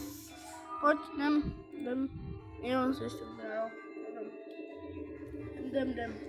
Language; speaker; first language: Czech; non-native, learner; Slovak